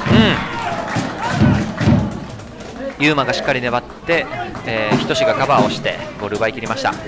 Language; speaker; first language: Japanese; native; Japanese